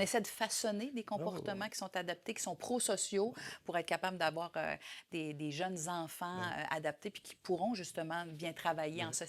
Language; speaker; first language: French; native; French